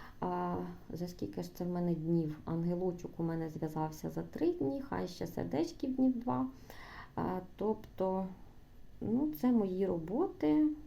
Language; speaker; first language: Ukrainian; non-native, local second language; Russian